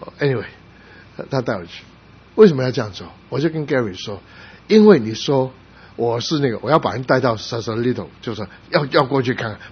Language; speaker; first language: Chinese; non-native, local second language; Cantonese